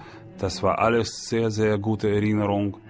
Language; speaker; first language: German; non-native, learner; Russian